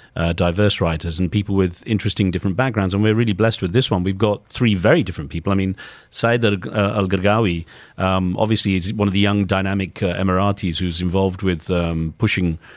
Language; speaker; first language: English; native; English